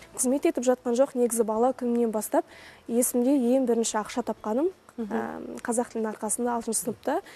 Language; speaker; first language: Kazakh; non-native, local second language; Russian